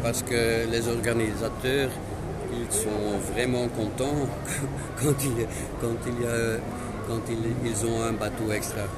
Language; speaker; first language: French; non-native, local second language; Dutch